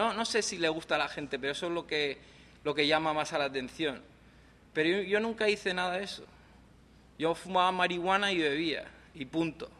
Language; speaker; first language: Spanish; non-native, local second language; English